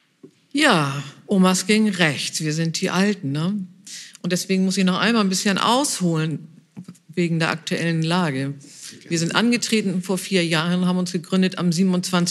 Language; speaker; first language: German; native; German